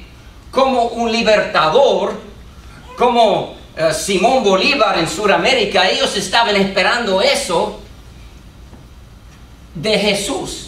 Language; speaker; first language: Spanish; non-native, fluent; English